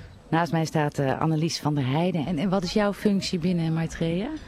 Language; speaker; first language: Dutch; native; Dutch